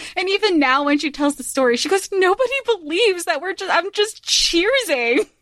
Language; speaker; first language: English; native; English